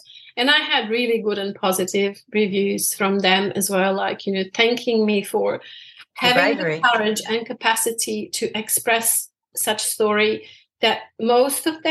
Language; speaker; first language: English; non-native, fluent; Bosnian